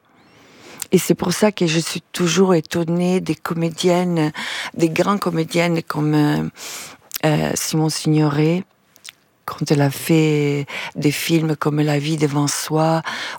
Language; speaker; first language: French; non-native, fluent; Italian